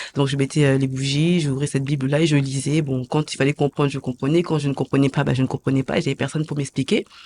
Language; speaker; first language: French; early bilingual, other home language; Lingala